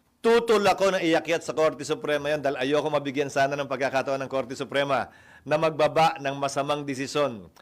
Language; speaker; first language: Filipino; native; Filipino